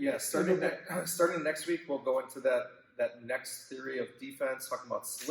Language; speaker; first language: English; native; English